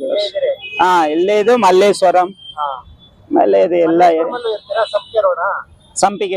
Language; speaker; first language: Kannada; non-native, local second language; Tamil